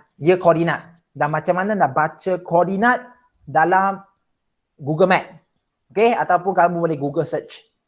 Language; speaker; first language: Malay; non-native, local second language; Chinese